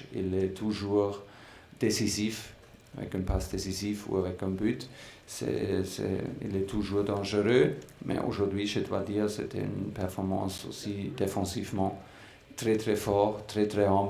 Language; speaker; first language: French; non-native, fluent; German